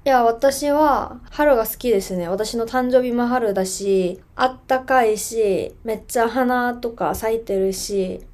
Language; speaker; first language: Japanese; non-native, fluent; Korean